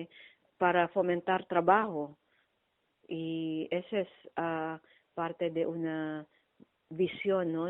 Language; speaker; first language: Spanish; non-native, fluent; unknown